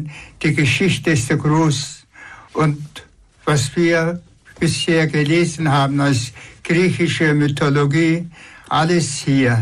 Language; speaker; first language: German; non-native, fluent; Tuvinian